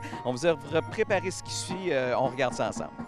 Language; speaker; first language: French; native; French